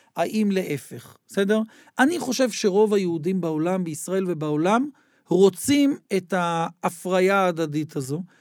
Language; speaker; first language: Hebrew; native; Hebrew